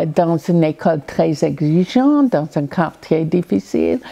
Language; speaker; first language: French; non-native, fluent; English